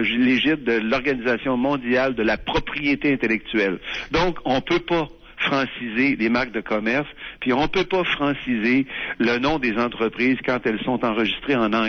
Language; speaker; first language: French; native; French